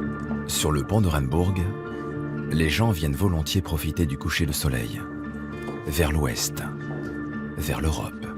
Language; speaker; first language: French; native; French